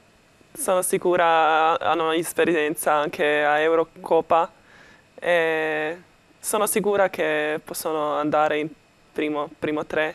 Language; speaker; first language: Italian; non-native, learner; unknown